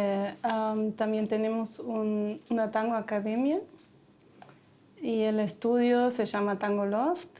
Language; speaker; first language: Spanish; non-native, fluent; German